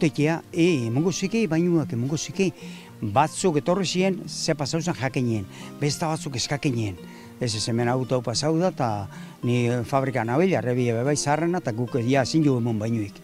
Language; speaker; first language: Basque; native; Basque